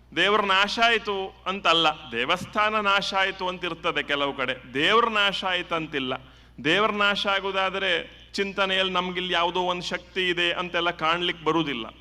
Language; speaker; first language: Kannada; native; Kannada